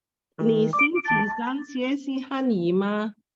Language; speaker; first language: Chinese; non-native, learner; Indonesian